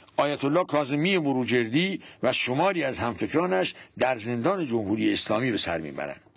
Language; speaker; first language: Persian; non-native, local second language; Central Kurdish